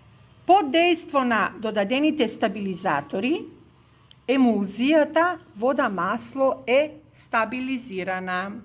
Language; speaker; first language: Macedonian; native; Macedonian